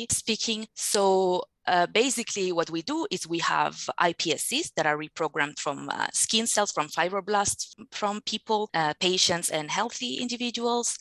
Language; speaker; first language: English; non-native, fluent; Spanish